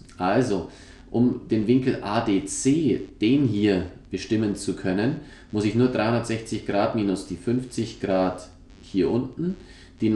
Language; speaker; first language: German; native; German